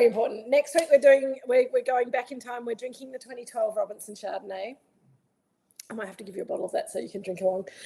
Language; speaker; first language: English; native; English